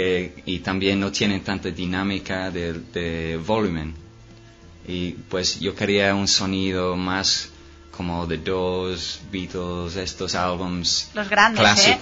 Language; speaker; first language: Spanish; non-native, fluent; English